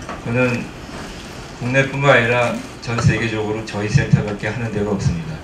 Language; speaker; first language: Korean; native; Korean